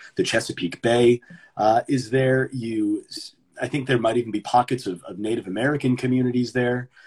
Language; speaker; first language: English; native; English